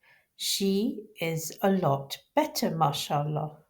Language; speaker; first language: English; non-native, local second language; Urdu